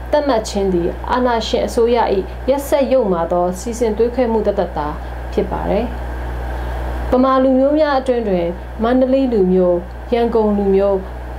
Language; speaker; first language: Burmese; non-native, local second language; Tedim Chin